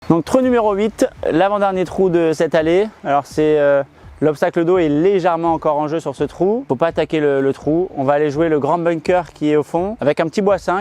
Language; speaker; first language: French; native; French